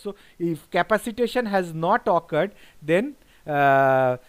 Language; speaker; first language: English; non-native, local second language; Bangla